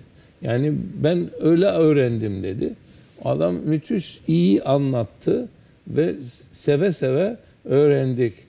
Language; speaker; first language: Turkish; early bilingual, heritage; Turkish